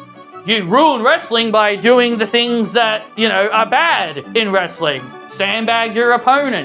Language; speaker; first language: English; native; English